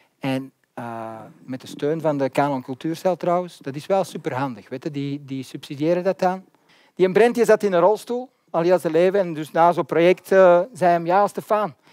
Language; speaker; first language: Dutch; native; Dutch